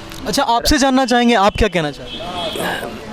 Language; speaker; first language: Hindi; native; Hindi